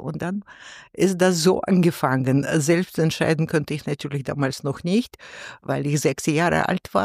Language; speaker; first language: German; non-native, learner; Russian